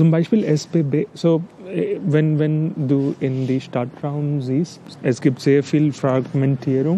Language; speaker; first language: German; non-native, learner; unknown